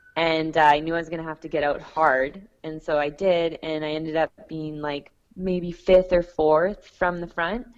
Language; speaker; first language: English; native; English